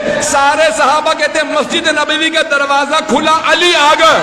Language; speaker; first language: Urdu; native; Urdu